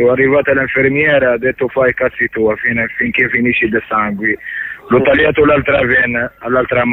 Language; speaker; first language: Italian; non-native, learner; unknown